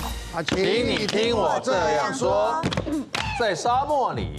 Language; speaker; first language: Chinese; native; Chinese